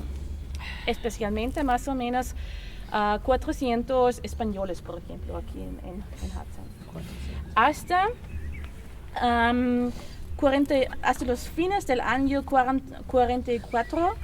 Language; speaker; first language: Spanish; non-native, learner; German